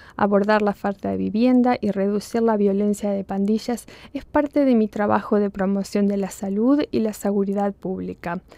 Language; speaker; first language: Spanish; early bilingual, heritage; Spanish